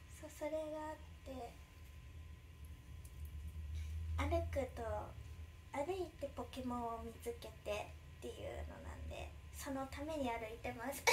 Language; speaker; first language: Japanese; native; Japanese